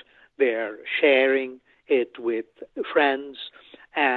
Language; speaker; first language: English; non-native, local second language; Bangla